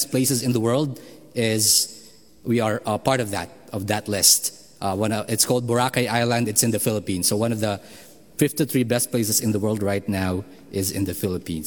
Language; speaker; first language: English; non-native, local second language; Filipino